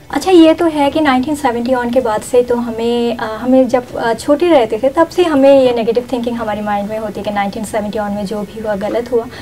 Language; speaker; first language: Urdu; non-native, fluent; Bangla